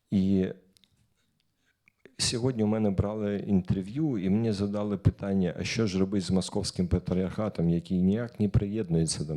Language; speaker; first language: Ukrainian; non-native, local second language; Russian